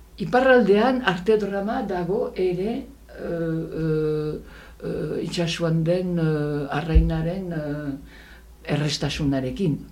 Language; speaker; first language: Basque; native; Basque